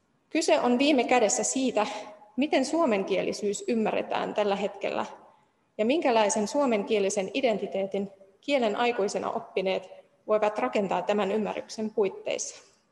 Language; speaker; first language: Finnish; non-native, fluent; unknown